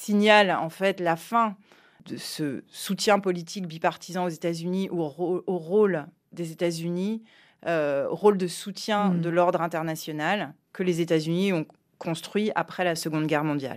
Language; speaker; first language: French; native; French